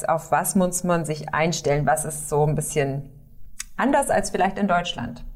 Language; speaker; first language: German; native; German